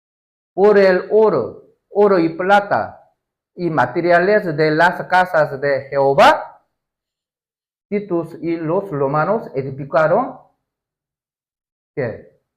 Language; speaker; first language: Spanish; non-native, learner; Korean